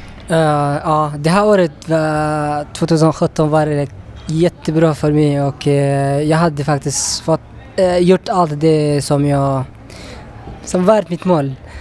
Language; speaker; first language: Swedish; non-native, fluent; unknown